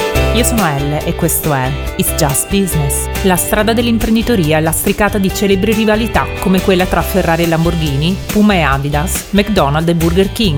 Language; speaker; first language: Italian; native; Italian